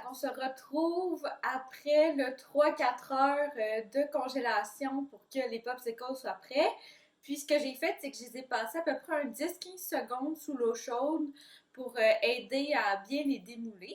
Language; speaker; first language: French; native; French